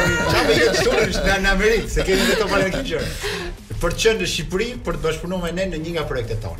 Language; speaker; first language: Albanian; native; Albanian